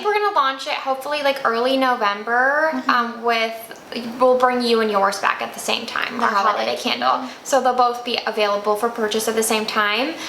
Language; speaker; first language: English; native; English